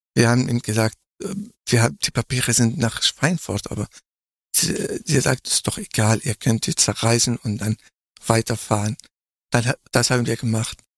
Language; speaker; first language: German; non-native, fluent; Arabic